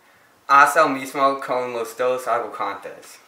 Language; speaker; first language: Spanish; non-native, learner; English